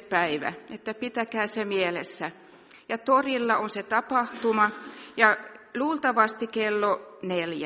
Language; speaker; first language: Finnish; non-native, local second language; Swedish